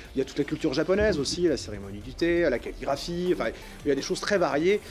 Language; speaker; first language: French; native; French